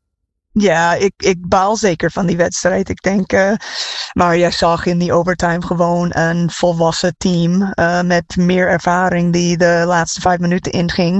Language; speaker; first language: Dutch; non-native, fluent; English